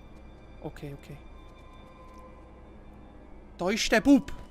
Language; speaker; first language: German; native; German